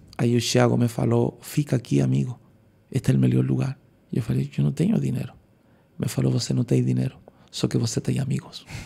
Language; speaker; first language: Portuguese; non-native, learner; Spanish